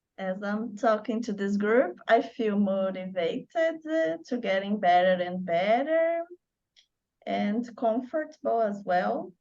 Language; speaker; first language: English; non-native, learner; Portuguese